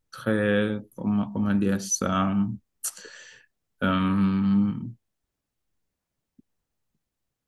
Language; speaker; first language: French; non-native, learner; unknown